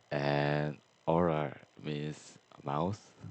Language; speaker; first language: English; non-native, learner; Korean